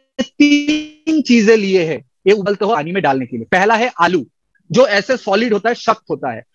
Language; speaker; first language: Hindi; non-native, local second language; Bangla